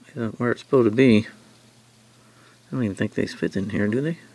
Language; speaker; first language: English; native; English